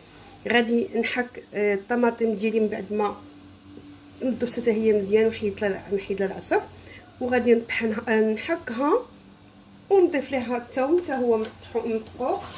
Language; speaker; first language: Arabic; native; Arabic